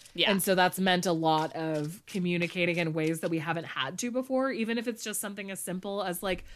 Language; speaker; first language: English; native; English